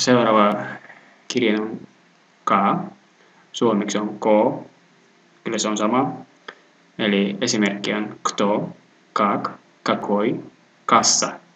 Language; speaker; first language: Finnish; non-native, fluent; Russian